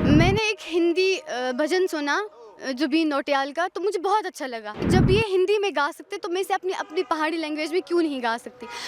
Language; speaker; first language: Hindi; non-native, local second language; Pahari-Potwari